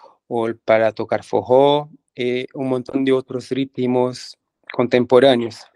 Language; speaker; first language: Spanish; non-native, fluent; Portuguese